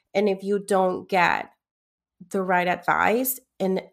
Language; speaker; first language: English; early bilingual, other home language; Spanish